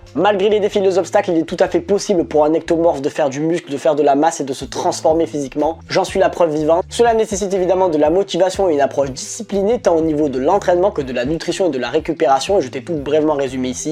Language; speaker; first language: French; native; French